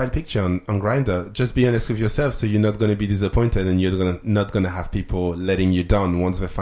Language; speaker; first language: English; non-native, fluent; French